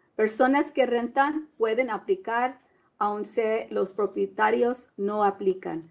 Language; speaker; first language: Spanish; early bilingual, heritage; Spanish